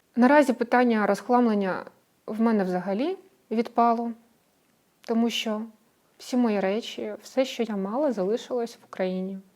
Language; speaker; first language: Ukrainian; non-native, local second language; Russian